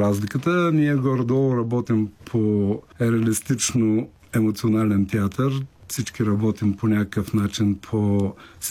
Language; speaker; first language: Bulgarian; native; Bulgarian